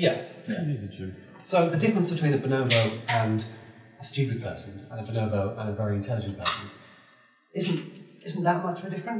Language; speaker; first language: English; native; English